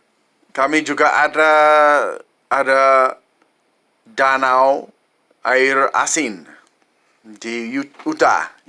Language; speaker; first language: Indonesian; non-native, fluent; English